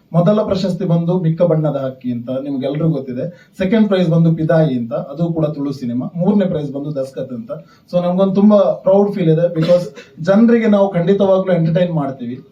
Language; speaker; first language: Kannada; non-native, local second language; Tulu